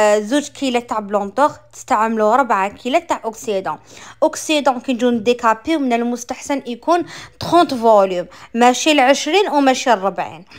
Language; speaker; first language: Arabic; native; Arabic